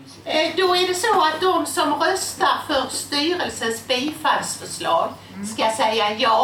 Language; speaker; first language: Swedish; native; Swedish